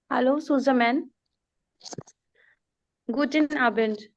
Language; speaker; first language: German; non-native, learner; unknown